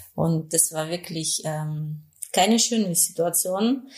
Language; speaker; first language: German; non-native, fluent; Spanish